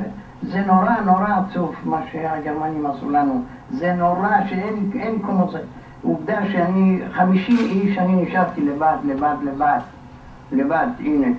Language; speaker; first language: Hebrew; non-native, fluent; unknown